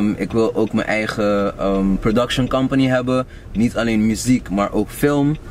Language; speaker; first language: Dutch; non-native, local second language; Papiamento